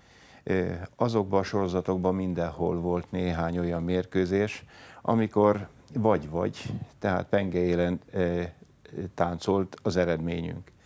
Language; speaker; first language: Hungarian; native; Hungarian